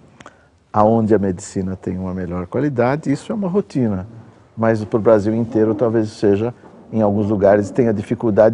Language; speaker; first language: Portuguese; native; Portuguese